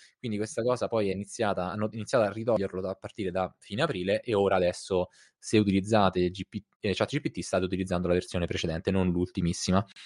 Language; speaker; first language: Italian; native; Italian